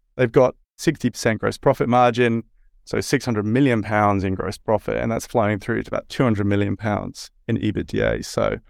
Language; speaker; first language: English; native; English